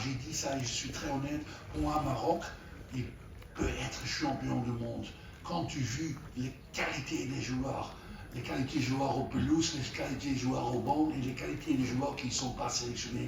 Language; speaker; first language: French; non-native, learner; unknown